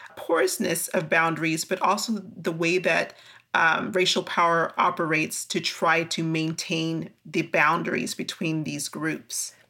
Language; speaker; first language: English; native; English